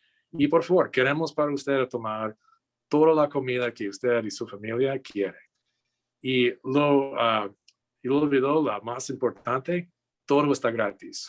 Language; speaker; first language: Spanish; non-native, learner; English